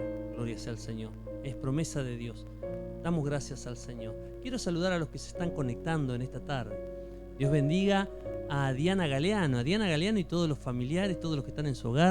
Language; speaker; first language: Spanish; native; Spanish